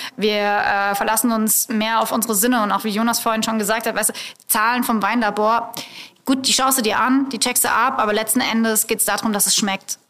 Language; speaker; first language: German; native; German